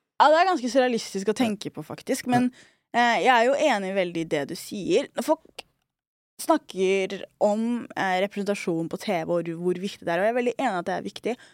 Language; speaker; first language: Norwegian; early bilingual, other home language; Somali